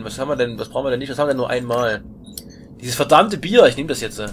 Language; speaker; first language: German; native; German